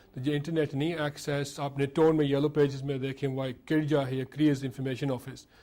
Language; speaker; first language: Urdu; early bilingual, heritage; Urdu